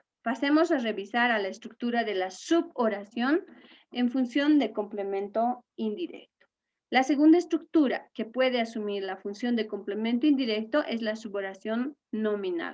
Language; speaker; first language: Spanish; native; Spanish